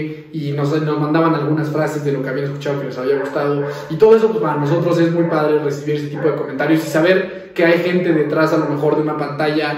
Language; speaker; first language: Spanish; native; Spanish